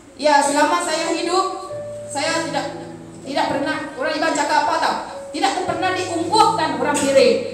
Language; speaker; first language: Malay; non-native, local second language; Iban